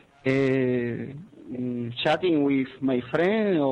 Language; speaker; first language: English; non-native, learner; Spanish